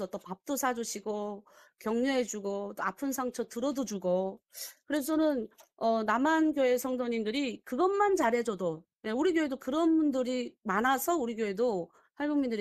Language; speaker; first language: Korean; native; Korean